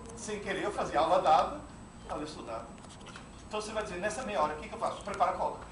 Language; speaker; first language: Portuguese; non-native, fluent; Italian